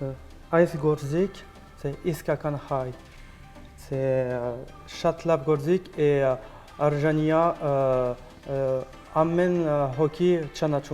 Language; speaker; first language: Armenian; non-native, learner; French